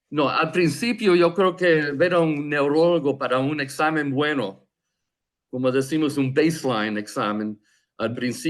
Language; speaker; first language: Spanish; non-native, fluent; English